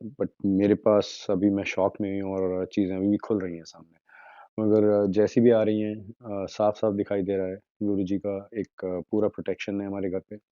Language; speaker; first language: Hindi; native; Hindi